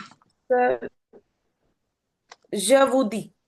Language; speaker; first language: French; non-native, learner; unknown